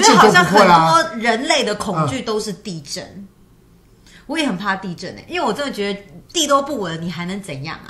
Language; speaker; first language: Chinese; native; Chinese